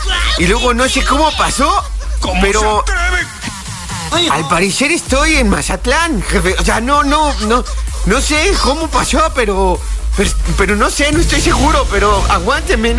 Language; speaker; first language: Spanish; native; Spanish